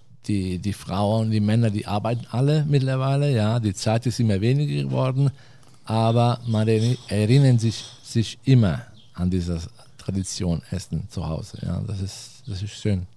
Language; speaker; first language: German; non-native, fluent; Italian